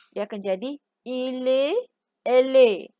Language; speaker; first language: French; non-native, fluent; Malay